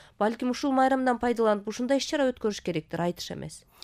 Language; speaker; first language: Kyrgyz; native; Kyrgyz